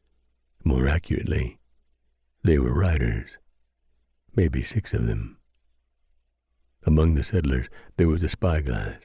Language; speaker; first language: English; native; English